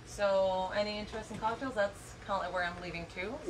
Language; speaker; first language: English; non-native, fluent; Spanish